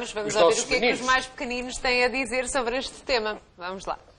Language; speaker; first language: Portuguese; native; Portuguese